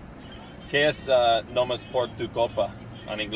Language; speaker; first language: Spanish; non-native, learner; English